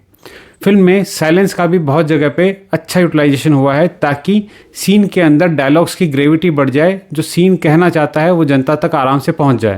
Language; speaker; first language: Hindi; native; Hindi